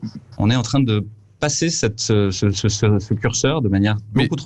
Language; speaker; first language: French; native; French